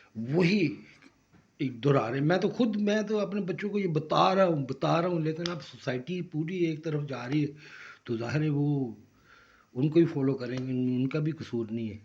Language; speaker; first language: Urdu; non-native, local second language; Punjabi